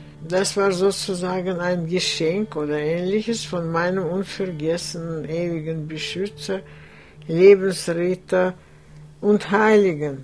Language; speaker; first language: German; non-native, fluent; Russian